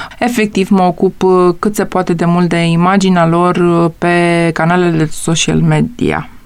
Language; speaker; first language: Romanian; native; Romanian